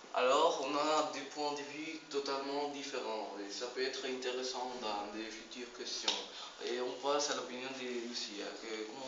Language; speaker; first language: French; non-native, learner; Spanish